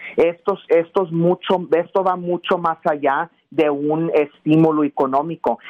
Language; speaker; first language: Spanish; early bilingual, heritage; Spanish